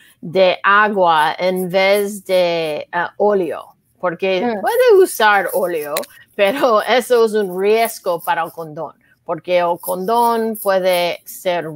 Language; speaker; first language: Spanish; non-native, learner; English